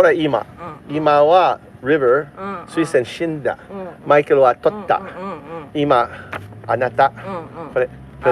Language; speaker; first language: Japanese; non-native, learner; English